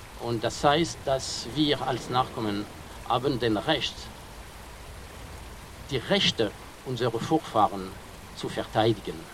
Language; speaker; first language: German; non-native, fluent; French